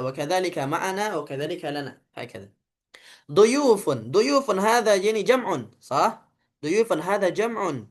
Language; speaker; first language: Arabic; non-native, fluent; Indonesian